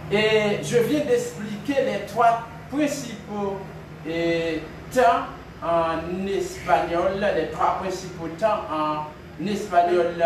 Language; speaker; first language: French; non-native, local second language; Haitian Creole